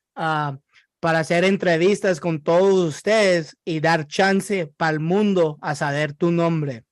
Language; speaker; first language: Spanish; non-native, learner; English